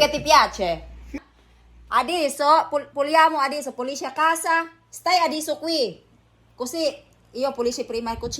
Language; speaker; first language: Italian; non-native, learner; Filipino